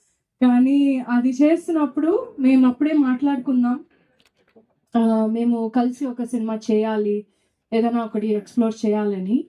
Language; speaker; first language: Telugu; non-native, fluent; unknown